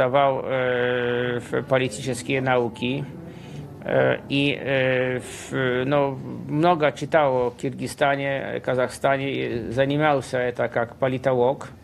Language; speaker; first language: Russian; non-native, fluent; Polish